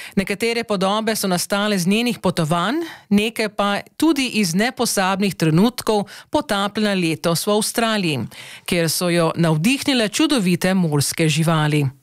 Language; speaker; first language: Slovenian; early bilingual, heritage; Slovenian